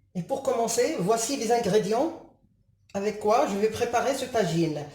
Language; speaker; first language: French; non-native, local second language; Arabic